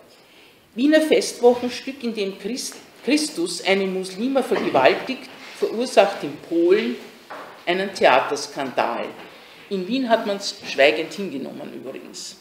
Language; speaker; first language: German; native; German